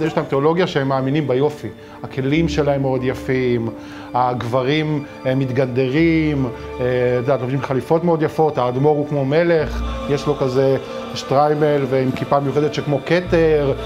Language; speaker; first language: Hebrew; native; Hebrew